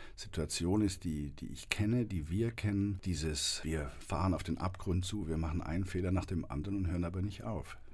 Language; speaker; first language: German; native; German